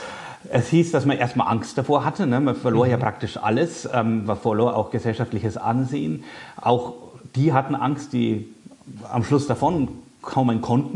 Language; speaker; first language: German; native; German